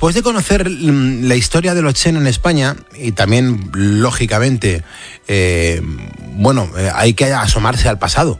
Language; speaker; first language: Spanish; native; Spanish